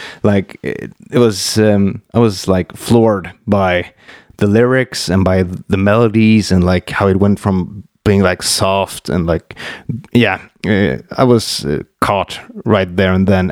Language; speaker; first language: English; non-native, fluent; Swedish